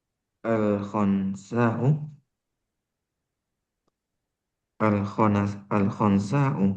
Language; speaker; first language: Arabic; non-native, learner; Indonesian